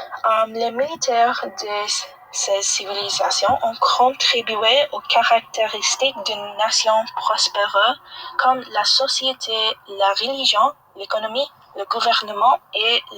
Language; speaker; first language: French; non-native, learner; English